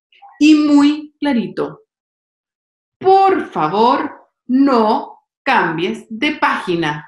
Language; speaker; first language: Spanish; native; Spanish